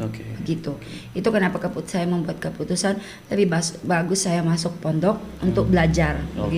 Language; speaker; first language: Indonesian; non-native, learner; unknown